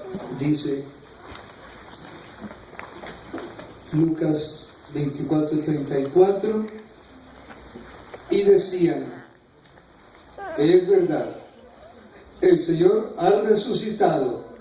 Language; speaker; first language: Spanish; native; Spanish